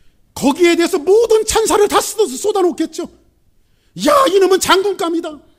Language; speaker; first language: Korean; native; Korean